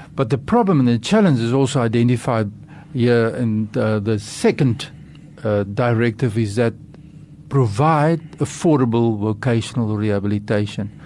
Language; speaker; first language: English; non-native, local second language; Afrikaans